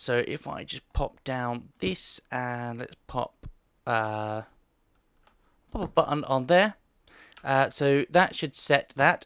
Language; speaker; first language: English; native; English